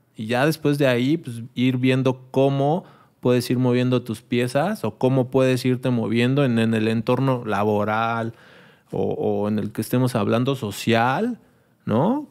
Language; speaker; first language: Spanish; native; Spanish